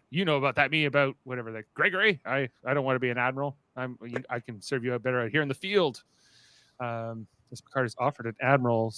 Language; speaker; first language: English; native; English